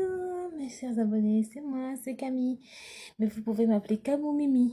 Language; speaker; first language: French; native; French